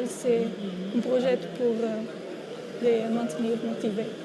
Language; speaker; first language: French; non-native, learner; Portuguese